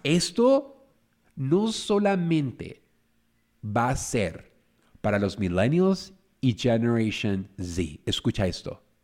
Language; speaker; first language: Spanish; native; Spanish